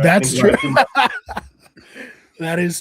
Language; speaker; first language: English; native; English